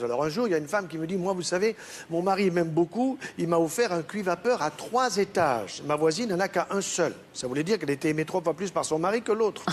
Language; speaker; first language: French; native; French